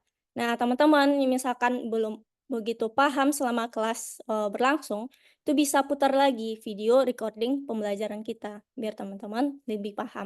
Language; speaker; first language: Indonesian; native; Indonesian